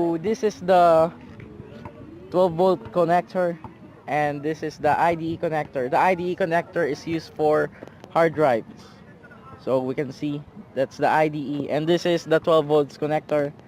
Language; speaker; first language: English; non-native, learner; Filipino